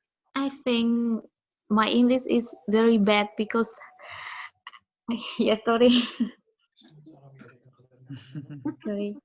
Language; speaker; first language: English; non-native, learner; Khmer